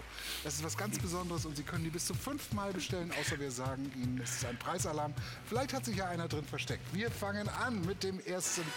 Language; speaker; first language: German; native; German